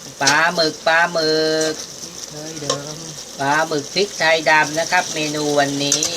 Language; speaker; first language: Thai; native; Thai